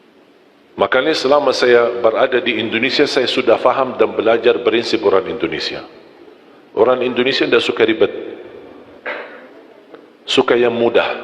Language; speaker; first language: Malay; non-native, fluent; Arabic